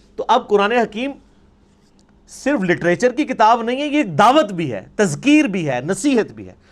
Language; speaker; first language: Urdu; non-native, local second language; Punjabi